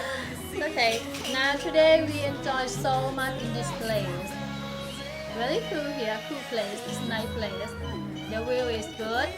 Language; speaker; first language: English; non-native, learner; Thai